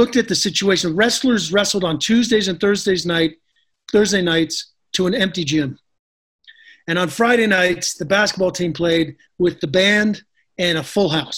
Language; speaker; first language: English; native; English